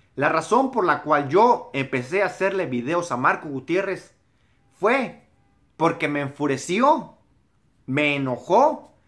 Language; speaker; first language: Spanish; native; Spanish